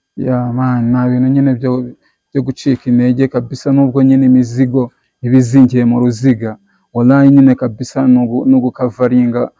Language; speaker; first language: Kinyarwanda; native; Kinyarwanda